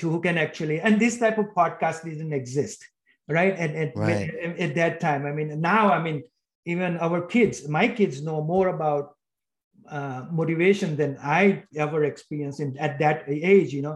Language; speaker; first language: English; non-native, local second language; Gujarati